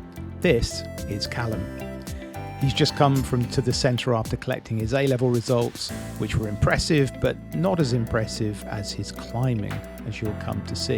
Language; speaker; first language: English; native; English